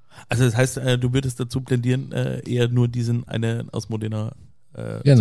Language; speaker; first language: German; native; German